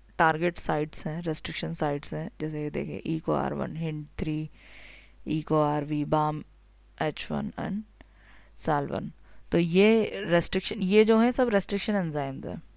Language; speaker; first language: Hindi; native; Hindi